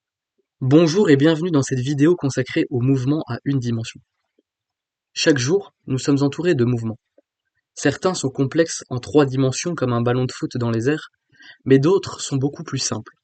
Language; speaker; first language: French; native; French